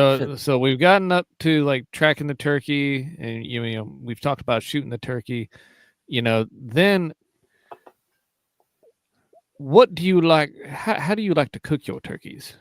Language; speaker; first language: English; native; English